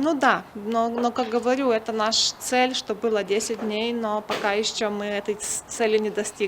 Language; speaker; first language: Russian; non-native, fluent; Lithuanian